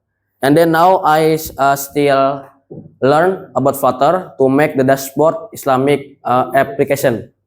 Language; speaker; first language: English; non-native, learner; Indonesian